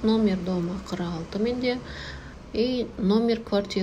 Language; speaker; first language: Russian; non-native, local second language; Kazakh